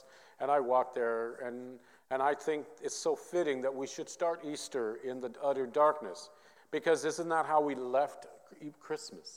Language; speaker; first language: English; early bilingual, other home language; Vietnamese